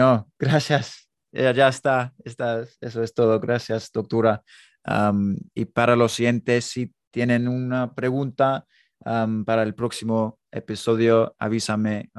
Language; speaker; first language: Spanish; non-native, learner; English